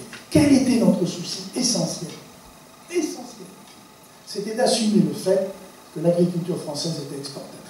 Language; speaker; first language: French; native; French